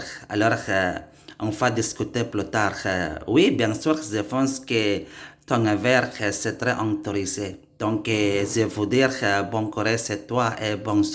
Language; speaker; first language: French; non-native, learner; Indonesian